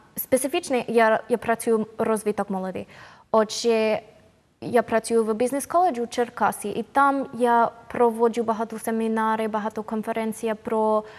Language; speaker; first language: Ukrainian; non-native, fluent; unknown